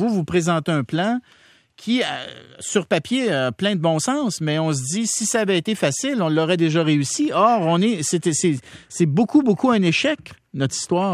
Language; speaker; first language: French; native; French